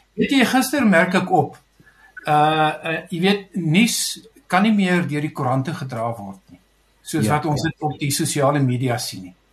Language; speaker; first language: Afrikaans; native; Afrikaans